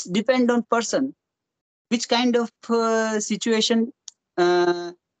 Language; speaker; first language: English; non-native, local second language; Hindi